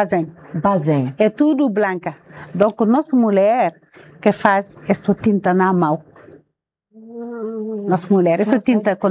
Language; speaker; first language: Portuguese; non-native, learner; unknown